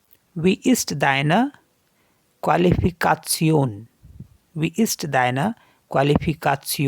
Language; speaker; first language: German; non-native, fluent; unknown